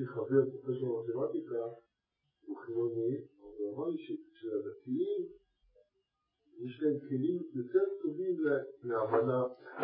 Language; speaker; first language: Hebrew; non-native, fluent; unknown